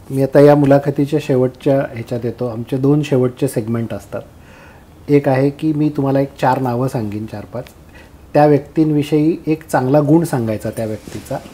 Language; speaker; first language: Marathi; native; Marathi